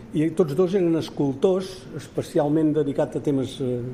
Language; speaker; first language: Catalan; native; Catalan